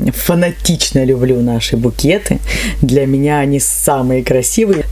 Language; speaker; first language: Russian; native; Russian